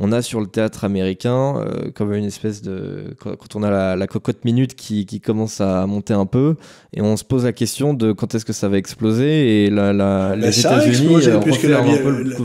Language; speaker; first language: French; native; French